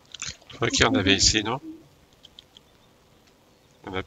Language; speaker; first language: French; native; French